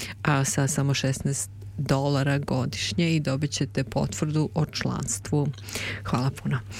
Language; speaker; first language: Serbian; native; Serbian